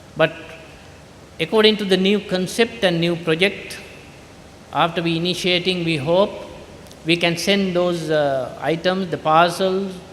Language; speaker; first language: English; non-native, local second language; Sinhala